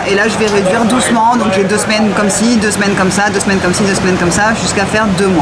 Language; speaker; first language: French; native; French